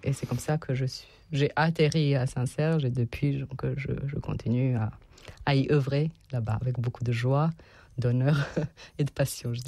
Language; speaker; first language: French; non-native, fluent; Serbian